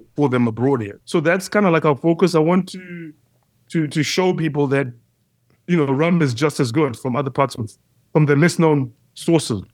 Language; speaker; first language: English; non-native, local second language; Shona